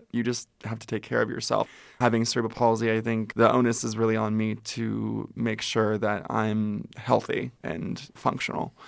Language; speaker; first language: English; native; English